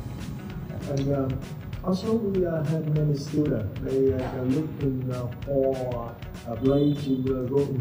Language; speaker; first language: English; non-native, learner; Vietnamese